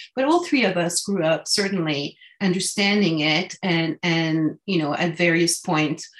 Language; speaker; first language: English; non-native, fluent; French